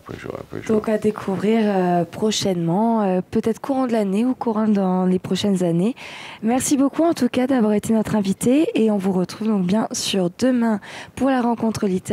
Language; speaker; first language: French; native; French